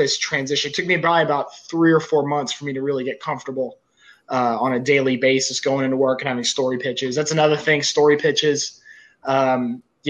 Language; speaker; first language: English; native; English